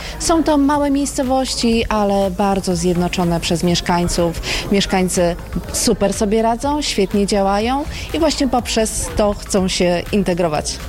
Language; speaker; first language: Polish; native; Polish